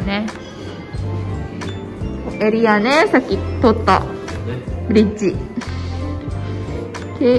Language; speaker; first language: Japanese; non-native, learner; Indonesian